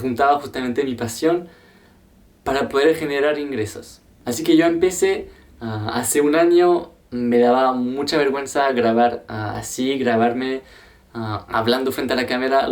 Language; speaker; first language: Spanish; non-native, fluent; French